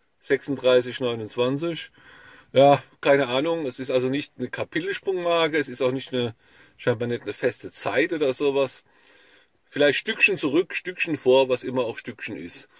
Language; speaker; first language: German; native; German